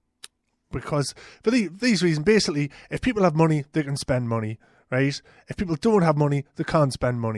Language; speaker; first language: English; native; English